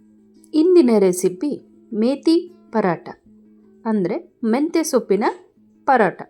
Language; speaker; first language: Kannada; native; Kannada